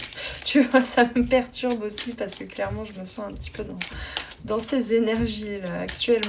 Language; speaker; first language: French; native; French